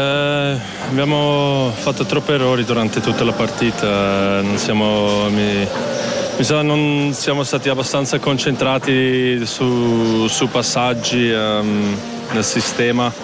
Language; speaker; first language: Italian; non-native, local second language; German